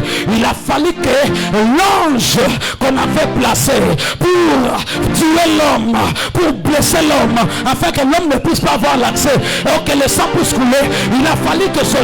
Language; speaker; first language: French; non-native, local second language; Swahili